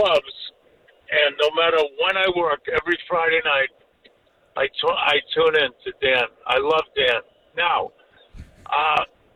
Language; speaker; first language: English; native; English